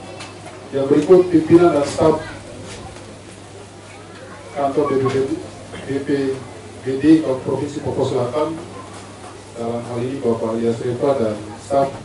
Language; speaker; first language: Indonesian; native; Indonesian